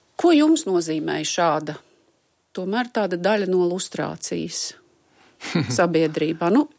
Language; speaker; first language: Latvian; native; Latvian